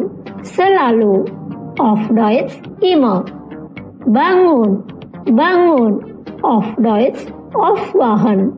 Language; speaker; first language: German; non-native, learner; Indonesian